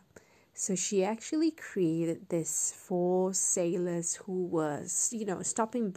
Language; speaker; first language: English; non-native, local second language; Cantonese